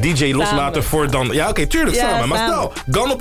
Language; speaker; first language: Dutch; native; Dutch